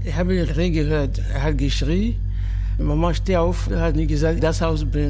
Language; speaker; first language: German; non-native, learner; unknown